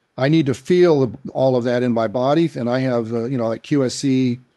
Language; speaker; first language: English; native; English